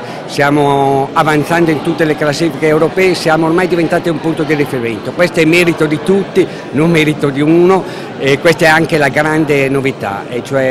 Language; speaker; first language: Italian; native; Italian